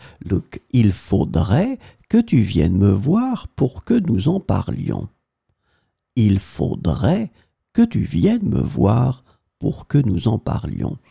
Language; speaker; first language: French; native; French